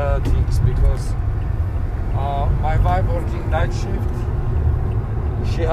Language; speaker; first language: English; non-native, learner; Armenian